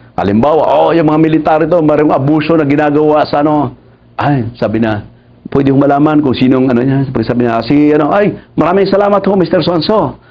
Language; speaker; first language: Filipino; non-native, local second language; Cebuano